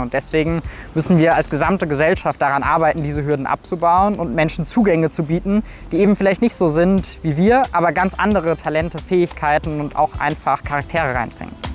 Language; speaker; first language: German; native; German